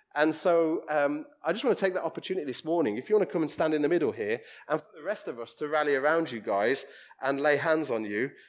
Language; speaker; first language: English; native; English